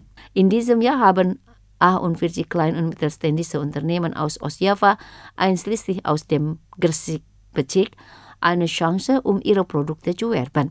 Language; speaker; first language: German; non-native, fluent; Indonesian